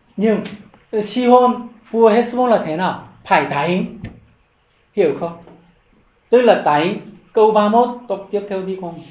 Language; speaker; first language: Vietnamese; non-native, learner; Korean